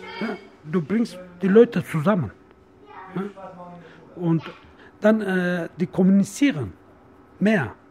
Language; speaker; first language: German; non-native, learner; Kurdish